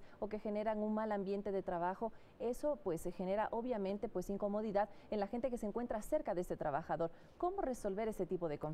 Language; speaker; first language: Spanish; native; Spanish